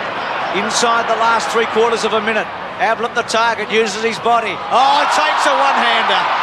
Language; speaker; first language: English; native; English